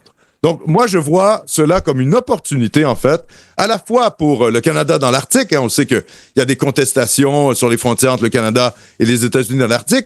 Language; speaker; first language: French; native; French